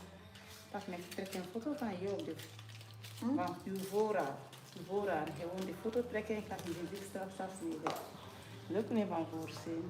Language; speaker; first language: Dutch; non-native, fluent; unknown